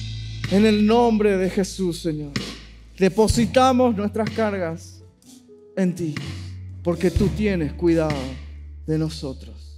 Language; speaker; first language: Spanish; native; Spanish